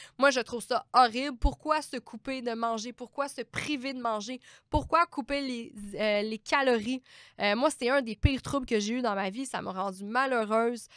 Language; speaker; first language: French; native; French